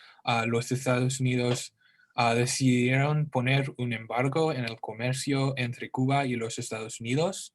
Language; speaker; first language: Spanish; non-native, learner; English